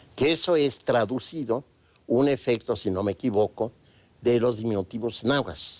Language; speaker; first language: Spanish; native; Spanish